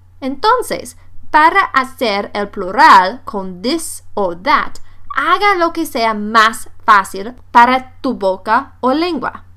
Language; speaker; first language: Spanish; non-native, fluent; English